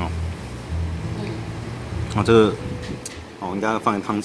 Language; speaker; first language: Chinese; native; Chinese